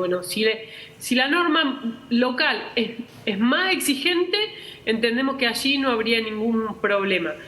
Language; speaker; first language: Spanish; native; Spanish